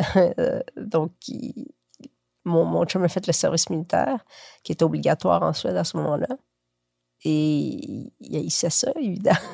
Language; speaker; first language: French; early bilingual, other home language; Spanish